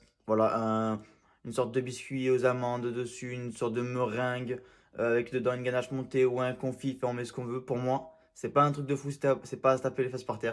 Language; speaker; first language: French; native; French